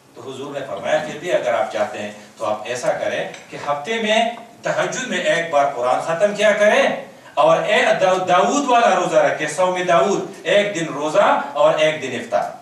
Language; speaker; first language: Urdu; non-native, local second language; Pashto